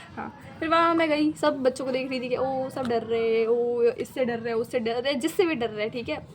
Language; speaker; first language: Hindi; non-native, local second language; Marwari